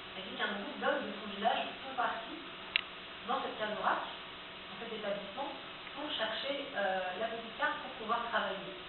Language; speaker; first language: French; native; French